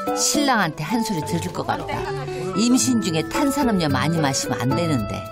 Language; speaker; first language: Korean; native; Korean